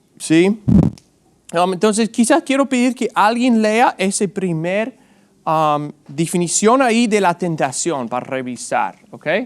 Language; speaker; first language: Spanish; non-native, fluent; English